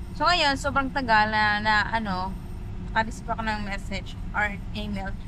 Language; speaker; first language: Filipino; non-native, local second language; Cebuano